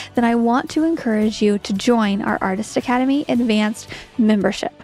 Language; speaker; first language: English; native; English